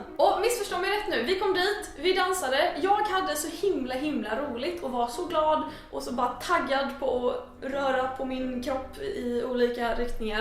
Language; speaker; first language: Swedish; native; Swedish